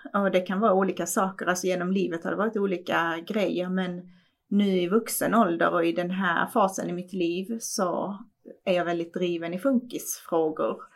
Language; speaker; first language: Swedish; early bilingual, other home language; Persian